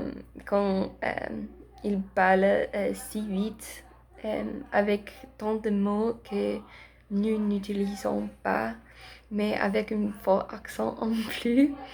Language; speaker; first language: French; non-native, learner; Spanish